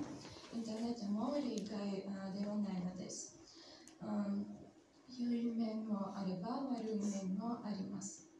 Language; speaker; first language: Japanese; non-native, fluent; Armenian